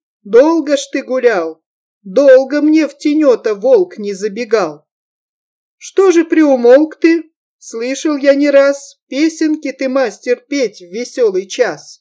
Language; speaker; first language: Russian; native; Russian